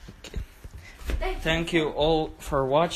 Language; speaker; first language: English; non-native, learner; Russian